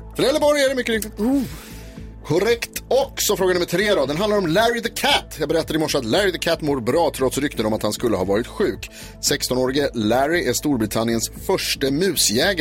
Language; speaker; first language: Swedish; native; Swedish